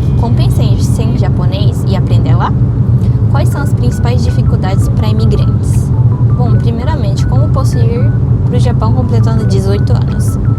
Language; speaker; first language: Portuguese; early bilingual, other home language; Japanese